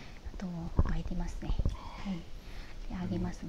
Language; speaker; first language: Japanese; non-native, learner; Vietnamese